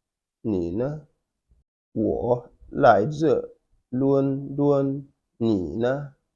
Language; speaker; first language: Chinese; non-native, fluent; Wolof